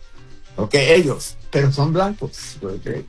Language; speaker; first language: Spanish; early bilingual, heritage; Spanish